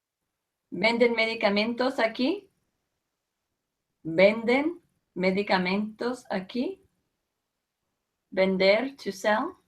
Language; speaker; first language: Spanish; non-native, fluent; English